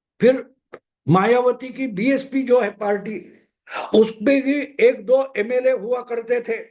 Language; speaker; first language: Hindi; non-native, local second language; Marathi